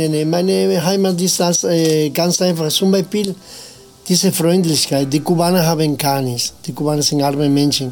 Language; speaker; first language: German; non-native, fluent; Spanish